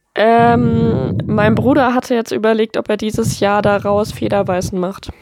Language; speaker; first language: German; native; German